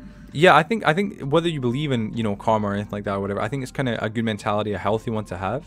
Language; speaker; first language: English; native; English